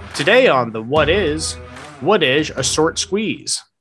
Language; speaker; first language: English; native; English